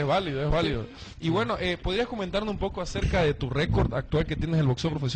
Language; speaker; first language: Spanish; native; Spanish